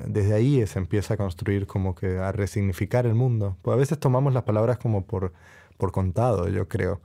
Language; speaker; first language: Spanish; native; Spanish